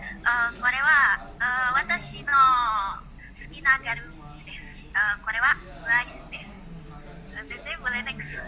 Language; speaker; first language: Japanese; non-native, learner; Indonesian